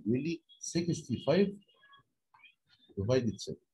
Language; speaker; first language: Arabic; native; Arabic